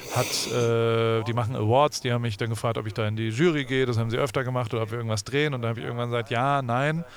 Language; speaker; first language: German; native; German